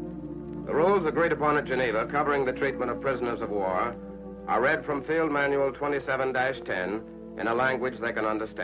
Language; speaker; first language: English; native; English